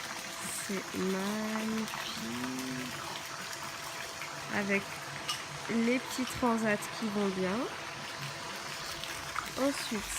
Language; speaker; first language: French; native; French